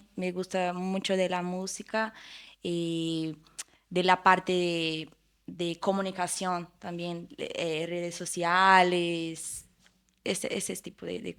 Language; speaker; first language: Spanish; non-native, fluent; Portuguese